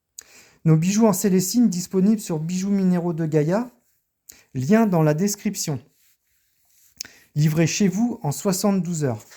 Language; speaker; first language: French; native; French